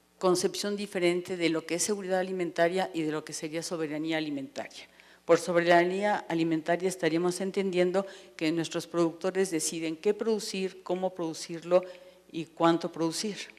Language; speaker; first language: Spanish; native; Spanish